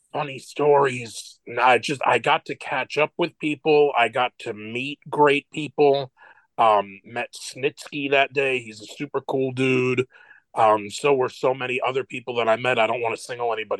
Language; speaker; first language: English; native; English